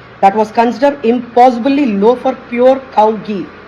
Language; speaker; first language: English; non-native, local second language; Telugu